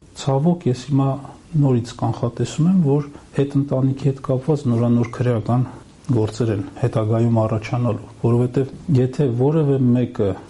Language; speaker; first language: Armenian; native; Armenian